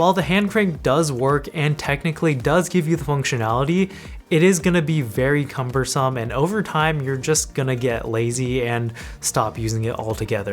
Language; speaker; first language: English; native; English